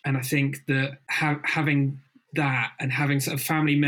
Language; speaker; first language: English; native; English